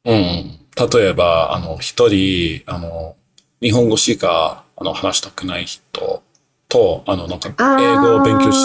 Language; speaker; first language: Japanese; non-native, learner; English